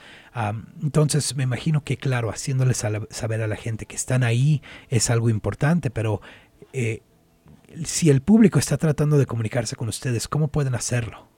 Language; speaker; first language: Spanish; native; Spanish